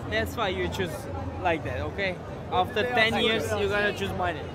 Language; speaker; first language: English; non-native, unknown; Turkish